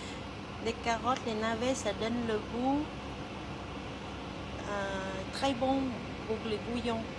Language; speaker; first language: French; non-native, learner; Vietnamese